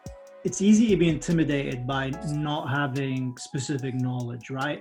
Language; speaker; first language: English; native; English